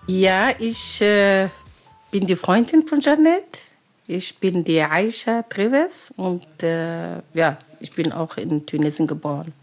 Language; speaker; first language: German; non-native, learner; Arabic